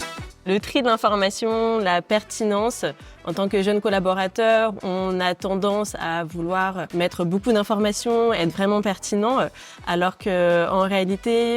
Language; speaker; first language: French; native; French